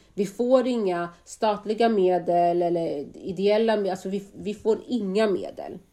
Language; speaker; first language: Swedish; native; Swedish